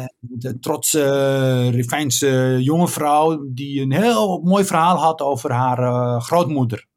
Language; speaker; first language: Dutch; early bilingual, other home language; Riffian